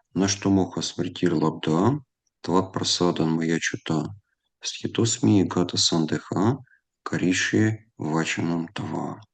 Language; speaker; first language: Ukrainian; non-native, local second language; Russian